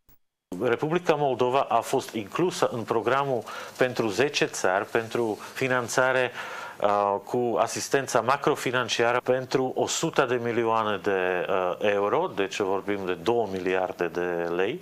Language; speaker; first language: Romanian; non-native, fluent; Slovak